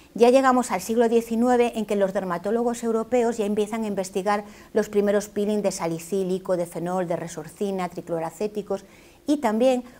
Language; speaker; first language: Spanish; native; Spanish